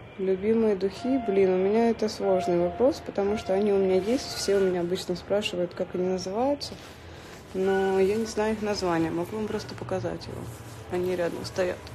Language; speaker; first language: Russian; native; Russian